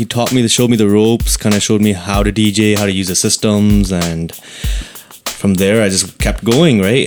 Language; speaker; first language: English; native; English